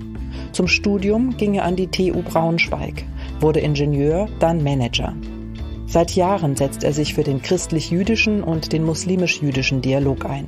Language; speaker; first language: German; native; German